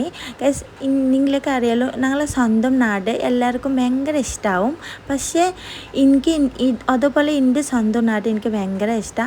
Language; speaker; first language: Malayalam; non-native, local second language; Assamese